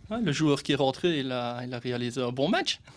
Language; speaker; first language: French; native; French